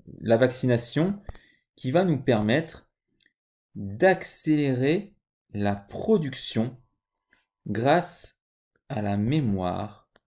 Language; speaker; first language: French; native; French